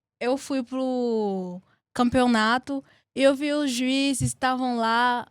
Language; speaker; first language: Portuguese; early bilingual, other home language; Haitian Creole